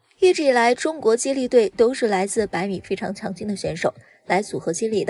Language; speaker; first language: Chinese; native; Chinese